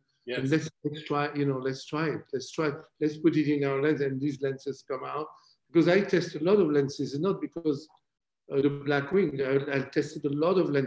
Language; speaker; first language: English; non-native, fluent; French